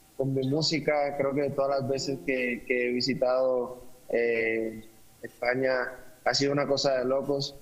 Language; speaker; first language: Spanish; native; Spanish